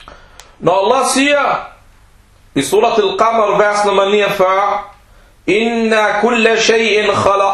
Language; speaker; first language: Danish; early bilingual, other home language; Arabic